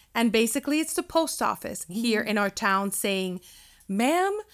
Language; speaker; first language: English; early bilingual, other home language; Spanish